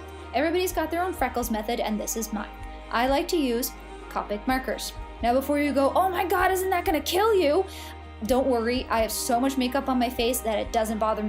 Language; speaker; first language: English; native; English